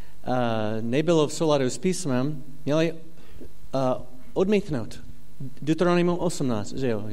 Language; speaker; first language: Czech; non-native, fluent; English